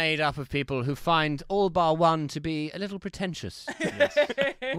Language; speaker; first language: English; native; English